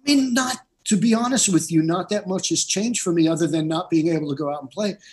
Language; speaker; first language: English; native; English